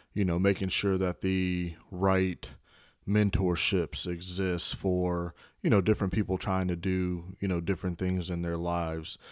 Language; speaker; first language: English; native; English